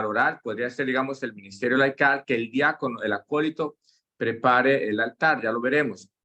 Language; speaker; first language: Spanish; native; Spanish